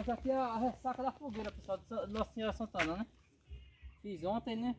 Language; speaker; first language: Portuguese; native; Portuguese